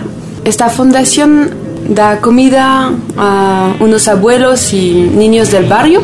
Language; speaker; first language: Spanish; non-native, fluent; French